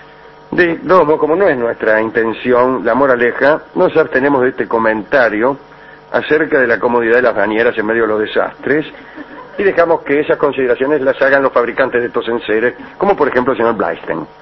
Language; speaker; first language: Spanish; native; Spanish